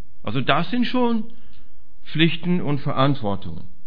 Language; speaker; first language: German; non-native, fluent; English